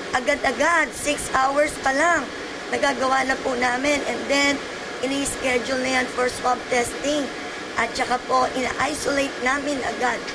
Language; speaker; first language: Filipino; native; Filipino